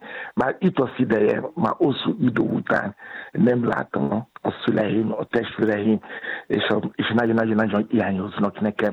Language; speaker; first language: Hungarian; non-native, learner; Yoruba